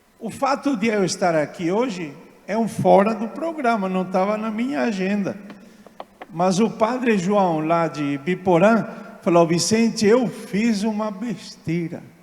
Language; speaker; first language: Portuguese; non-native, fluent; Italian